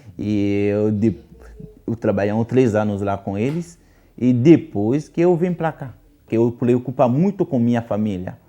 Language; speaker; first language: Portuguese; non-native, learner; Haitian Creole